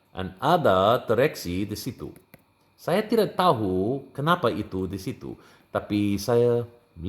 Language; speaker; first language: Indonesian; non-native, learner; English